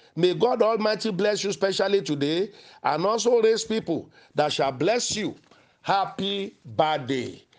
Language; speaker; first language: English; non-native, local second language; Yoruba